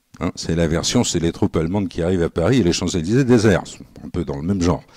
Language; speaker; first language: French; native; French